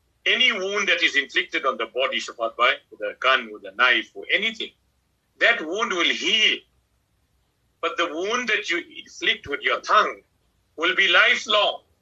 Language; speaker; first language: English; native; English